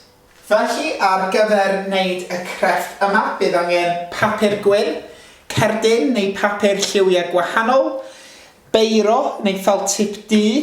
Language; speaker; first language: Welsh; non-native, local second language; English